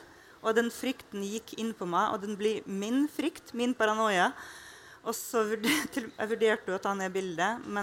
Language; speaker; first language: Norwegian; non-native, fluent; Russian